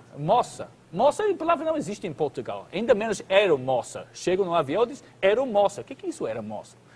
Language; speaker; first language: Portuguese; non-native, fluent; English